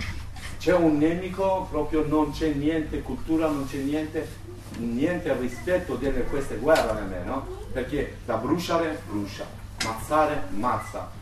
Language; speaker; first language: Italian; non-native, learner; Turkish